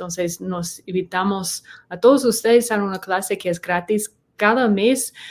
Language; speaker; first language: Spanish; non-native, learner; English